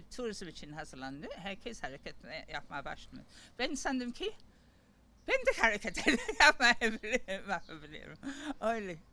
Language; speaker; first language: Turkish; non-native, learner; English